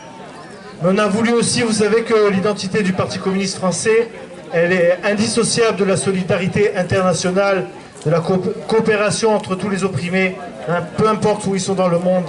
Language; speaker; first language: French; native; French